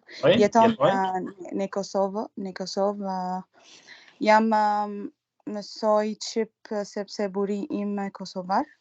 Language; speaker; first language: Albanian; non-native, learner; Arabic